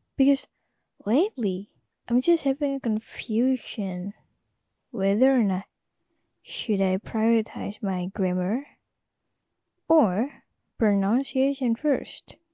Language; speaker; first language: English; non-native, learner; Indonesian